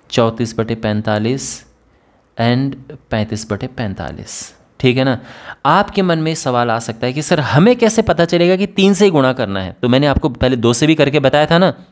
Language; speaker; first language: Hindi; native; Hindi